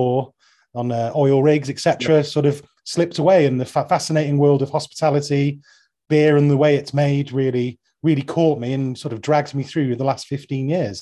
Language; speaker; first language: English; native; English